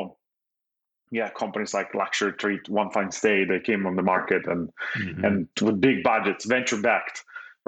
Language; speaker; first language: English; non-native, fluent; Italian